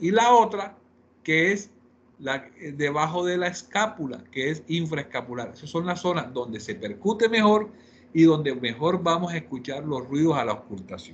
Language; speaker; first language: Spanish; native; Spanish